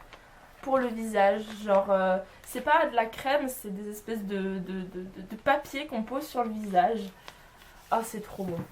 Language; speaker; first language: French; native; French